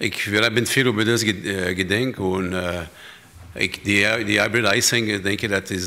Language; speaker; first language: German; non-native, learner; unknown